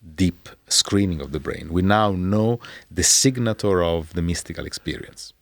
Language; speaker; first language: English; non-native, fluent; Italian